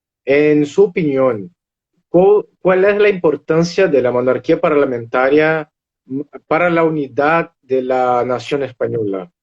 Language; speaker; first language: Spanish; non-native, fluent; Portuguese